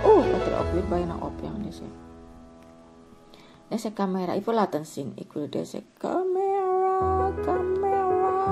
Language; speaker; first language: Dutch; non-native, learner; Indonesian